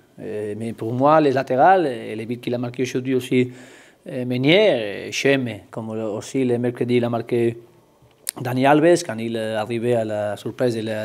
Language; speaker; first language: French; non-native, learner; Spanish